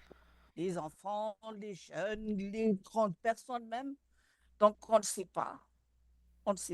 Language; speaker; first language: French; non-native, local second language; Malagasy